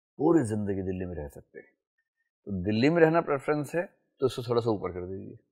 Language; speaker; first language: Hindi; native; Hindi